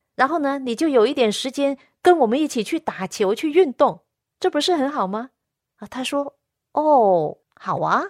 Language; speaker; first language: Chinese; non-native, local second language; Cantonese